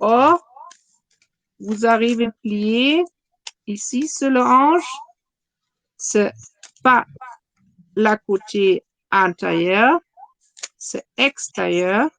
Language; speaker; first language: French; non-native, fluent; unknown